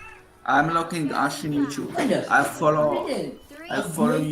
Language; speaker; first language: English; non-native, learner; Hindi